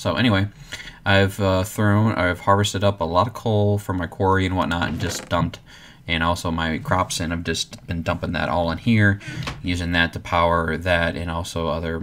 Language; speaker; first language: English; native; English